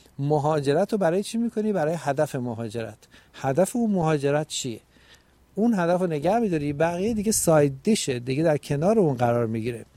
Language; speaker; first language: Persian; native; Persian